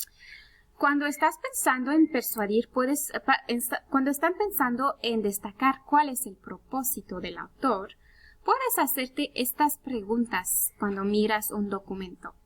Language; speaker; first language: Spanish; early bilingual, heritage; Spanish